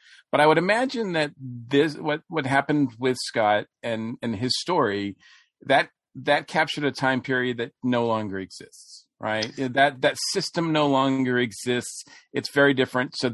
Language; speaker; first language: English; native; English